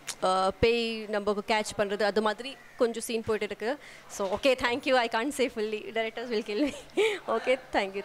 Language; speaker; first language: Tamil; non-native, learner; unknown